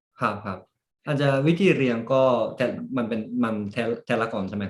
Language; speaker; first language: Thai; early bilingual, heritage; Japanese